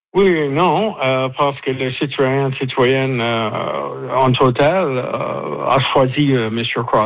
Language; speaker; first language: French; non-native, learner; English